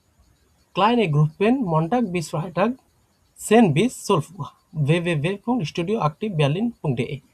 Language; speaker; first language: German; non-native, fluent; Bangla